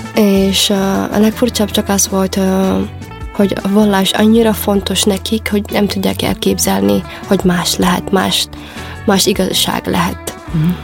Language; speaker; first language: Hungarian; non-native, fluent; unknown